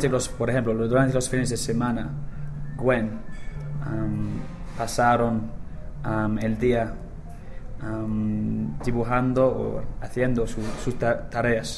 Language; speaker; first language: Spanish; non-native, learner; English